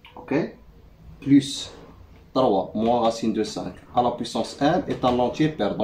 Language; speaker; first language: French; non-native, local second language; Arabic